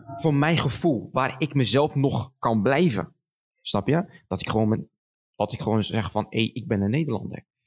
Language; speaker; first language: Dutch; early bilingual, other home language; Arabic